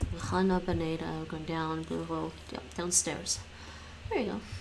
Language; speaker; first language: English; native; English